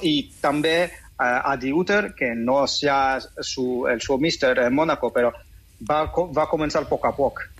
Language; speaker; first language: Catalan; non-native, fluent; French